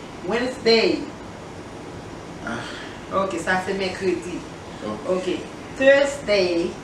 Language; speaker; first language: English; non-native, learner; Haitian Creole